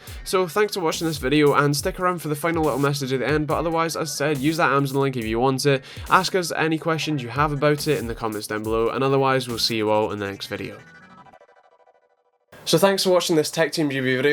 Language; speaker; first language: English; native; English